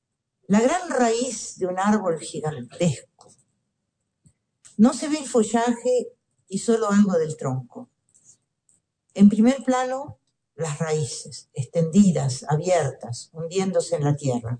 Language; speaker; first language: Spanish; native; Spanish